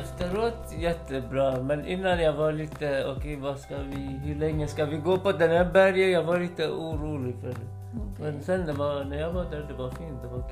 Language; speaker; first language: Swedish; non-native, fluent; Kurdish